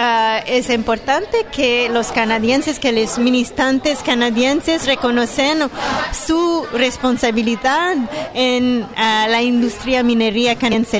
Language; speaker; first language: Spanish; non-native, fluent; French